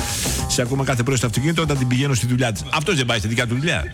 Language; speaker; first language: Greek; native; Greek